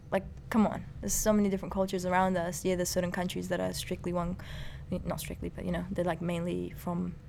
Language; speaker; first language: English; early bilingual, other home language; Persian